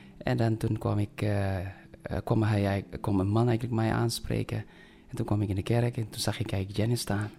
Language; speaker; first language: Dutch; non-native, fluent; Indonesian